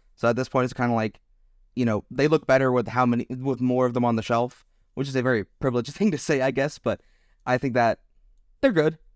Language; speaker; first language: English; native; English